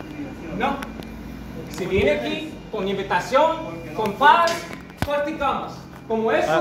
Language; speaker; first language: Spanish; non-native, learner; English